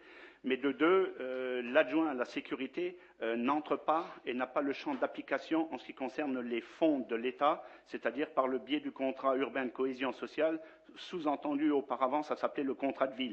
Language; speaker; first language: French; native; French